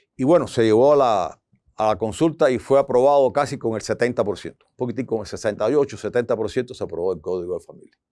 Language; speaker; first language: Spanish; native; Spanish